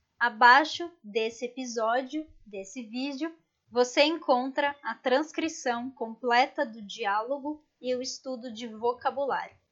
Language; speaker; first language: Portuguese; native; Portuguese